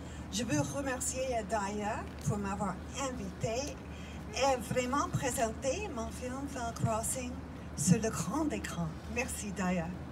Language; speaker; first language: French; non-native, fluent; English